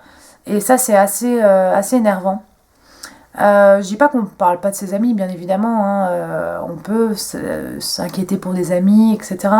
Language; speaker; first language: French; native; French